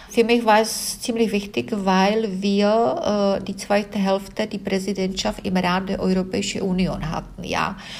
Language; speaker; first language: German; non-native, fluent; Czech